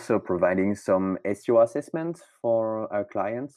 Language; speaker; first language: English; non-native, fluent; French